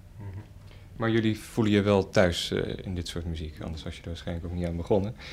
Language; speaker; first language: Dutch; native; Dutch